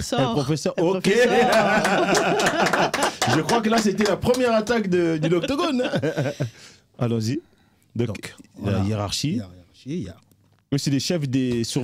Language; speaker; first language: French; native; French